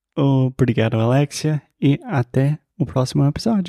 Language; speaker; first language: Portuguese; non-native, fluent; English